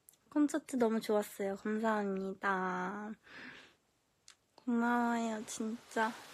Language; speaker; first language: Korean; early bilingual, heritage; Korean